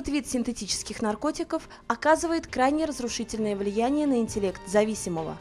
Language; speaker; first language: Russian; native; Russian